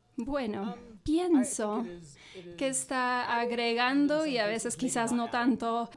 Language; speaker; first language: Spanish; non-native, fluent; English